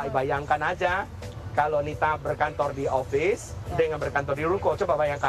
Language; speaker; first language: Indonesian; native; Indonesian